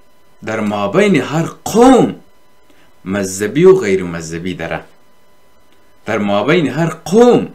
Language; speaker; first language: Persian; native; Persian